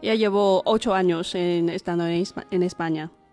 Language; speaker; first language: Spanish; non-native, fluent; Chinese